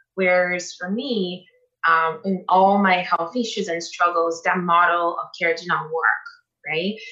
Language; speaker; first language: English; non-native, fluent; Portuguese